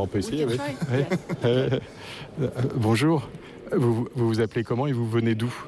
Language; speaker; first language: French; native; French